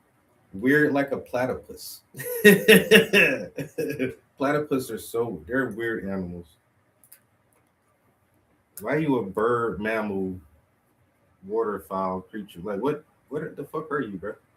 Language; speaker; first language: English; native; English